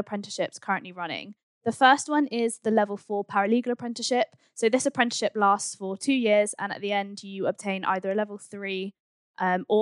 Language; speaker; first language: English; native; English